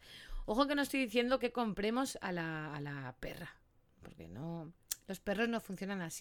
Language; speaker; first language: Spanish; native; Spanish